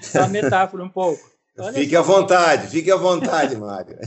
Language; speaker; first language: Portuguese; non-native, fluent; English